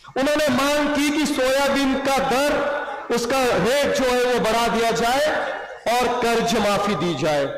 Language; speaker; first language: Hindi; non-native, local second language; Marathi